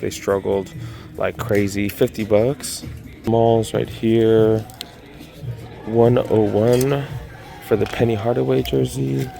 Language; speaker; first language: English; native; English